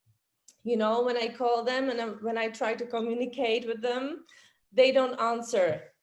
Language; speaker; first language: English; non-native, fluent; Czech